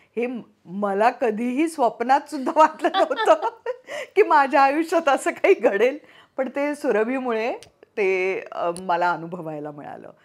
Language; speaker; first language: Marathi; native; Marathi